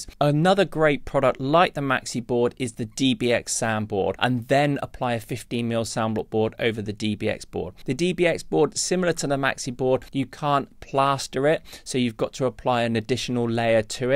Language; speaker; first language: English; native; English